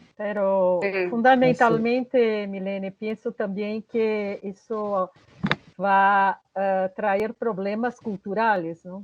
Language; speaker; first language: Spanish; non-native, fluent; Portuguese